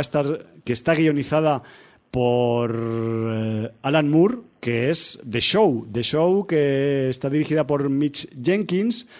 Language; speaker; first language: Spanish; native; Spanish